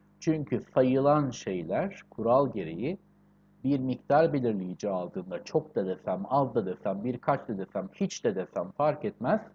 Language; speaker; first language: Turkish; native; Turkish